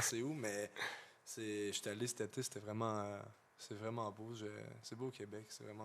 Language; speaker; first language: French; native; French